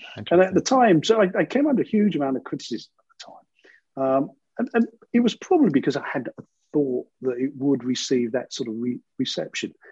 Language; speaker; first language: English; native; English